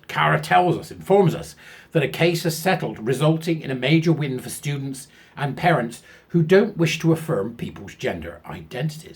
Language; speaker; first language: English; native; English